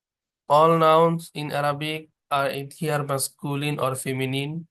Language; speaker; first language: English; non-native, fluent; Bangla